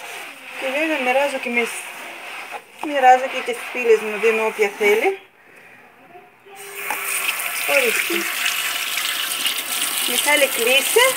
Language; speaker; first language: Greek; non-native, fluent; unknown